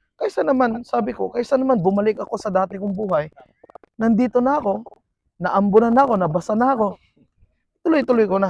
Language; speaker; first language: Filipino; non-native, local second language; Iloko